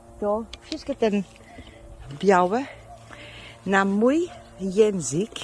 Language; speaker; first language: Polish; non-native, learner; Dutch